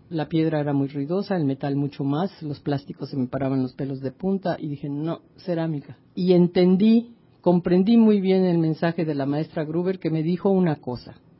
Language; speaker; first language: Spanish; native; Spanish